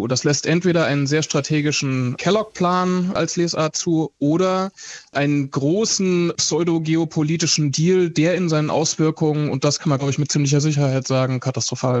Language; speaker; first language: German; native; German